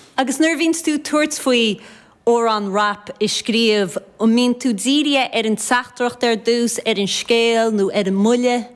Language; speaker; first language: Irish; native; Irish